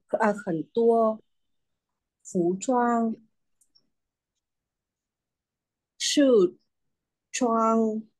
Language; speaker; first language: Chinese; non-native, learner; Vietnamese